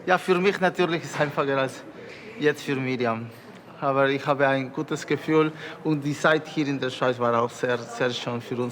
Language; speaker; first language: German; non-native, fluent; Spanish